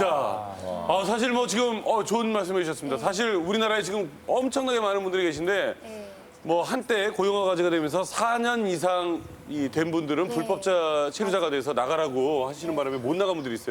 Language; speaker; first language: Korean; native; Korean